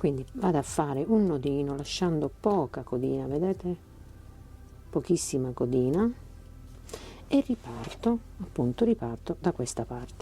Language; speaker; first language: Italian; native; Italian